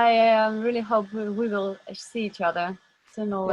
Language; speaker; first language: English; non-native, learner; Russian